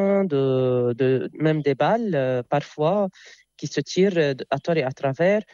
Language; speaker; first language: French; non-native, local second language; Arabic